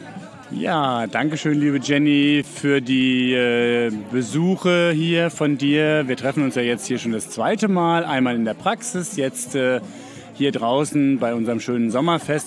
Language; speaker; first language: German; native; German